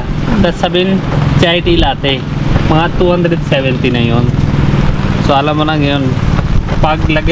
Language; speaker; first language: Filipino; non-native, learner; Hindi